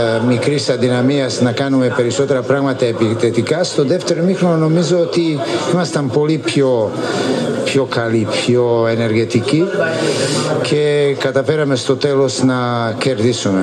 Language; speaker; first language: Greek; non-native, fluent; Serbian